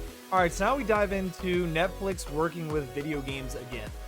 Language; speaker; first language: English; native; English